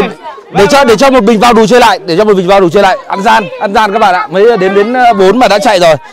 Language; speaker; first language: Vietnamese; native; Vietnamese